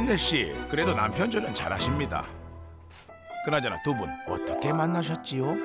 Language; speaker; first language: Korean; native; Korean